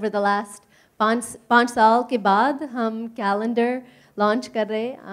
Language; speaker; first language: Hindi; non-native, learner; English